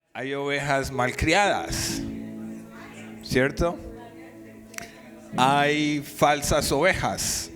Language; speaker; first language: Spanish; native; Spanish